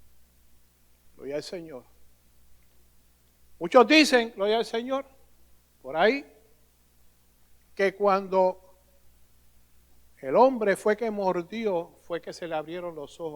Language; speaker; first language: Spanish; native; Spanish